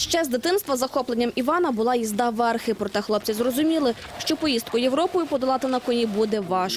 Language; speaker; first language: Ukrainian; native; Ukrainian